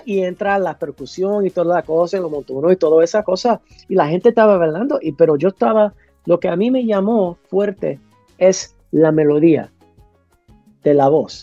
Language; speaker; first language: Spanish; early bilingual, heritage; English